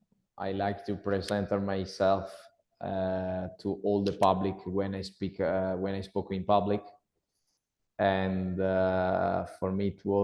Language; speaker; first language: English; non-native, learner; Italian